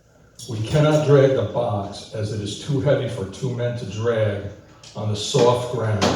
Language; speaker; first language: English; native; English